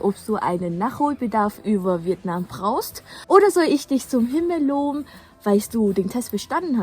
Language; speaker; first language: German; non-native, fluent; Vietnamese